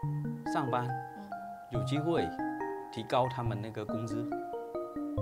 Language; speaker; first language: Chinese; early bilingual, heritage; Chinese